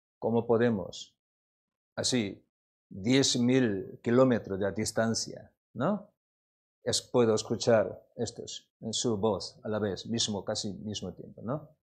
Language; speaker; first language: Spanish; non-native, learner; Korean